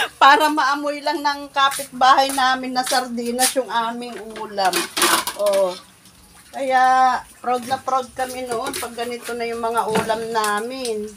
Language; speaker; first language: Filipino; non-native, local second language; Iloko